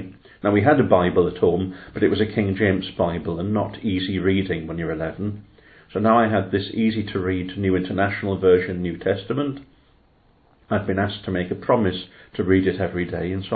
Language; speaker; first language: English; native; English